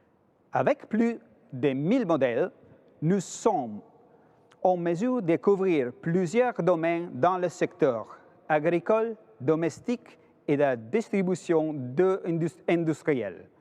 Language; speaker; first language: French; non-native, fluent; Italian